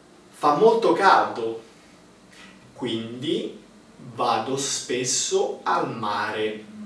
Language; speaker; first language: Italian; native; Italian